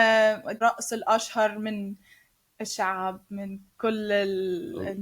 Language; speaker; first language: Arabic; non-native, learner; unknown